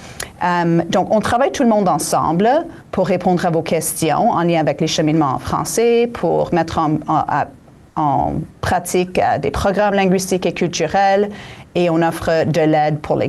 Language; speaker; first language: French; native; French